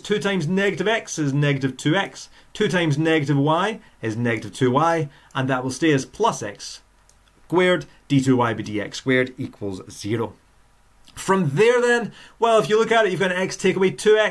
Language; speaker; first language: English; native; English